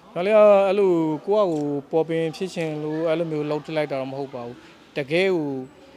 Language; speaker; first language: Burmese; non-native, local second language; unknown